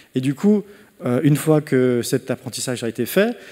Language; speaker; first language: French; non-native, fluent; Danish